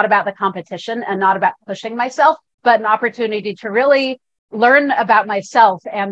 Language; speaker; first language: English; native; English